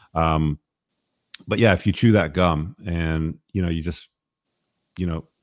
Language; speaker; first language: English; early bilingual, other home language; Greek